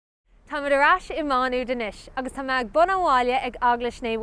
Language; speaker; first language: Irish; non-native, local second language; English